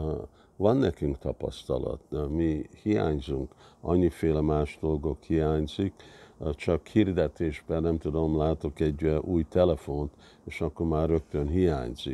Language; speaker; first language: Hungarian; early bilingual, heritage; Hungarian